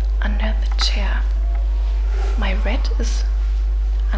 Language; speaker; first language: English; non-native, fluent; German